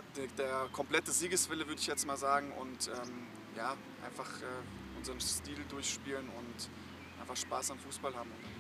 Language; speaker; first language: German; native; German